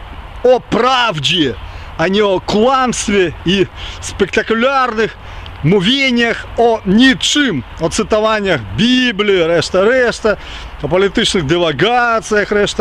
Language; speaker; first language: Polish; early bilingual, heritage; Ukrainian